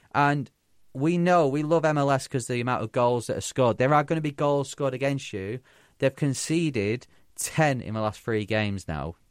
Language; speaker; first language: English; native; English